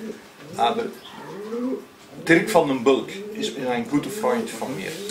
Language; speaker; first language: German; non-native, learner; Dutch